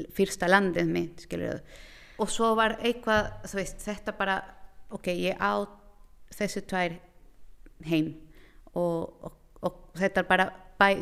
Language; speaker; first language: Icelandic; non-native, fluent; Lithuanian